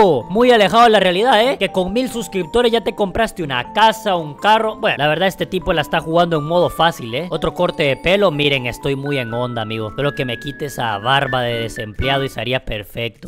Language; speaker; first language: Spanish; native; Spanish